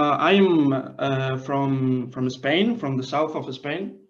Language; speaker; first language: English; non-native, fluent; Spanish